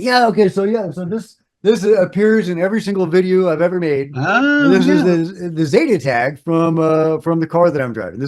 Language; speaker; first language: English; native; English